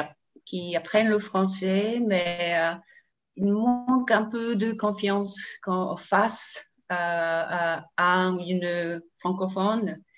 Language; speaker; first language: French; non-native, learner; Japanese